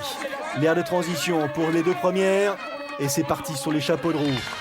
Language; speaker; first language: French; native; French